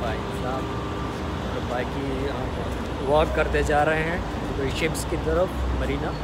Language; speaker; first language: Urdu; native; Urdu